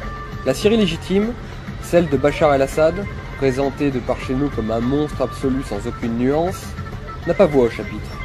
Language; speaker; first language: French; native; French